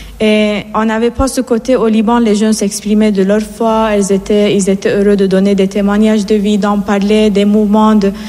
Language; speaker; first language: French; non-native, fluent; Persian